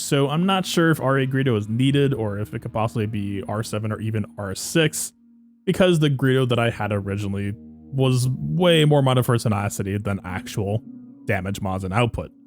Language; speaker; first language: English; native; English